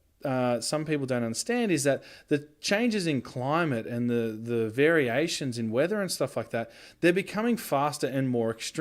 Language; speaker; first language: English; native; English